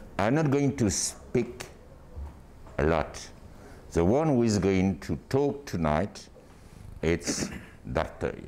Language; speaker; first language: English; non-native, fluent; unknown